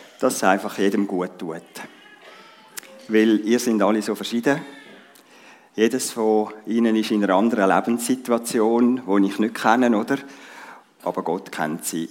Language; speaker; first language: German; native; German